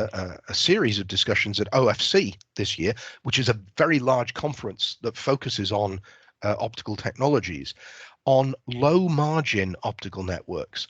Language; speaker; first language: English; native; English